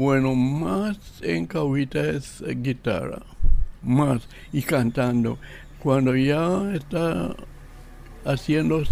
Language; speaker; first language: Spanish; non-native, local second language; English